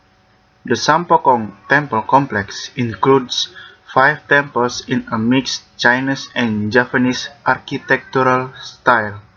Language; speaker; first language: English; non-native, learner; Indonesian